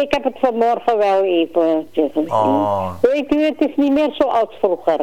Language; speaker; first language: Dutch; non-native, local second language; Caribbean Hindustani